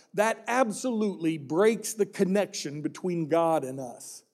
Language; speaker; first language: English; native; English